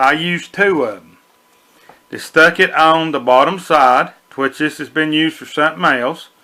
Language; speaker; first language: English; native; English